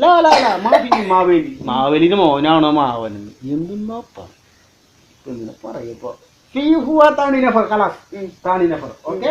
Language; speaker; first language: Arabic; non-native, learner; Malayalam